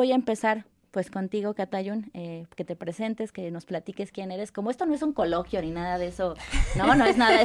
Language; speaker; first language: Spanish; native; Spanish